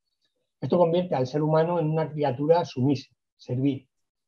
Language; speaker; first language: Spanish; native; Spanish